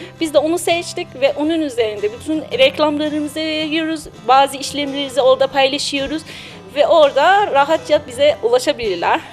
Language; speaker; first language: Turkish; non-native, learner; Persian